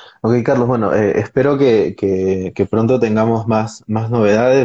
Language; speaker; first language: Spanish; native; Spanish